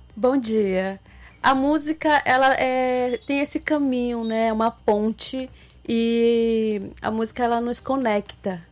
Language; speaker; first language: Portuguese; non-native, local second language; Ticuna